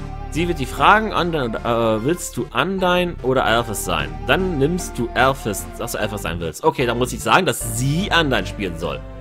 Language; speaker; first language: German; native; German